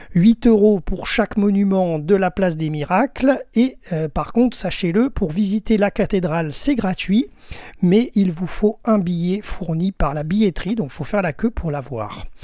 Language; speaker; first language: French; native; French